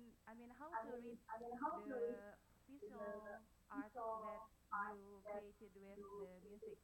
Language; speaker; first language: English; non-native, fluent; Indonesian